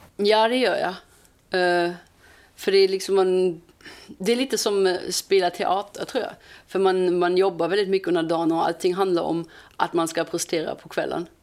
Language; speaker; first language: Swedish; non-native, fluent; German